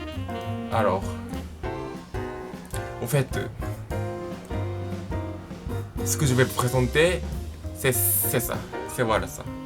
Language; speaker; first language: French; non-native, learner; Japanese